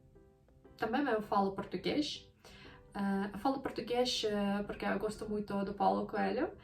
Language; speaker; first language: Portuguese; non-native, learner; Ukrainian